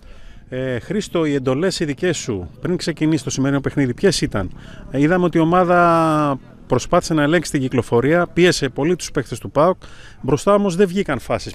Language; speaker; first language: Greek; native; Greek